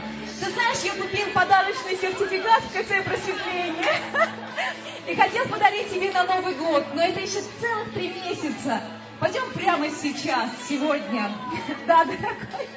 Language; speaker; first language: Russian; native; Russian